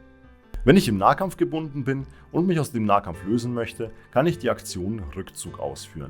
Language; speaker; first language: German; native; German